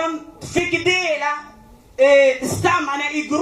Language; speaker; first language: Swedish; non-native, learner; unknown